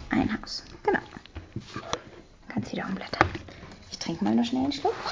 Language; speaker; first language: German; native; German